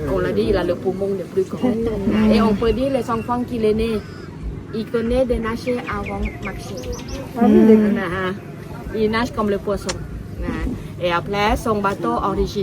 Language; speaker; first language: French; non-native, learner; Thai